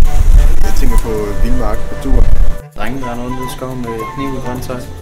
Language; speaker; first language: Danish; native; Danish